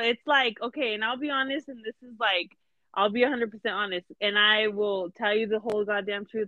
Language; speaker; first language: English; early bilingual, other home language; Spanish